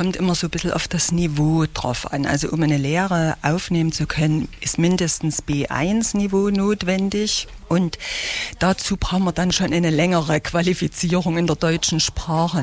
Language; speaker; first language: German; native; German